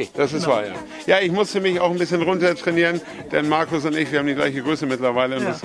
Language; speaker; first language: German; native; German